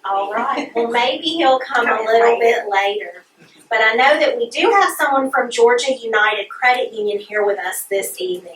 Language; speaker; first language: English; native; English